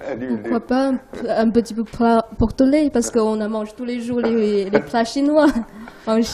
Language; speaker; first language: French; non-native, learner; Chinese